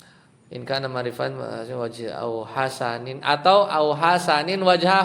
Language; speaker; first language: Arabic; non-native, fluent; Indonesian